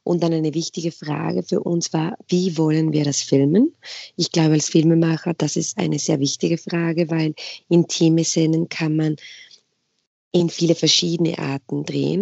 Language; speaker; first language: German; non-native, fluent; Spanish